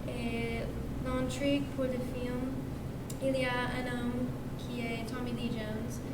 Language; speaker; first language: French; non-native, learner; English